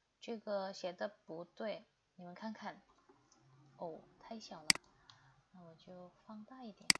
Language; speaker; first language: Chinese; non-native, fluent; Indonesian